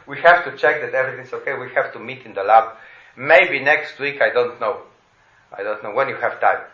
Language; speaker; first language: English; non-native, fluent; Slovenian